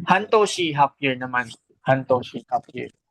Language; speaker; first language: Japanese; non-native, fluent; Filipino